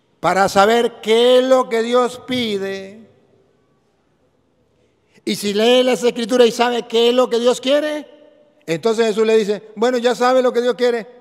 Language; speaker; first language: Spanish; native; Spanish